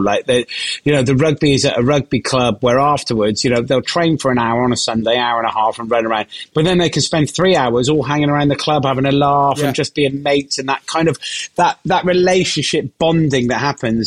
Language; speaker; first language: English; native; English